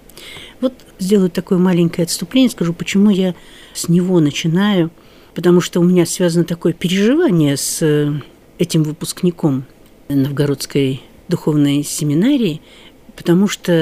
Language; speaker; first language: Russian; native; Russian